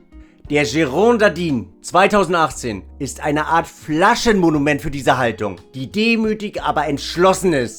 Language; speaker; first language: German; native; German